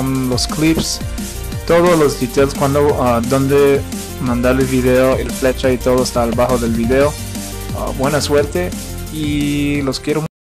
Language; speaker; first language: Spanish; early bilingual, heritage; Spanish